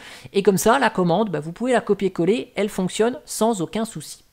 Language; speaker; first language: French; native; French